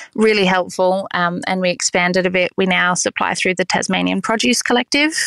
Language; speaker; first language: English; native; English